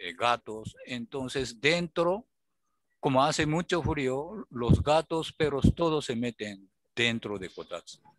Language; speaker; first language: Spanish; non-native, fluent; Japanese